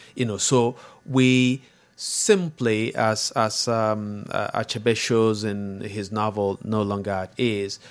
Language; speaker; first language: English; non-native, local second language; Igbo